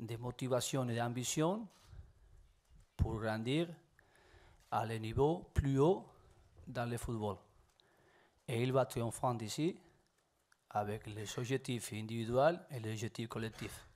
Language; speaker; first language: French; non-native, fluent; Spanish